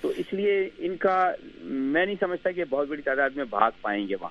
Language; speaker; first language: Urdu; native; Urdu